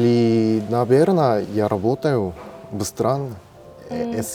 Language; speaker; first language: Russian; non-native, learner; Korean